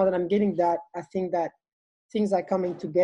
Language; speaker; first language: English; non-native, fluent; French